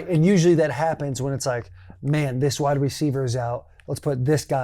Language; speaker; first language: English; native; English